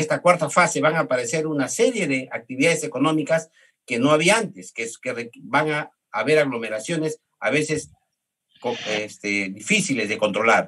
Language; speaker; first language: Spanish; native; Spanish